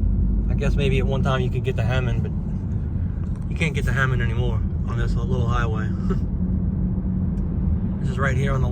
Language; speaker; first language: English; native; English